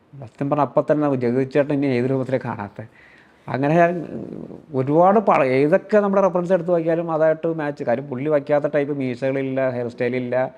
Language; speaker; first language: Malayalam; native; Malayalam